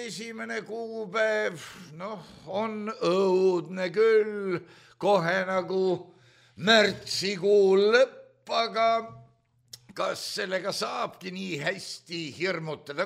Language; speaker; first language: Estonian; native; Estonian